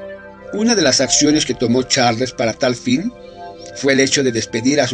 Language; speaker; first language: Spanish; native; Spanish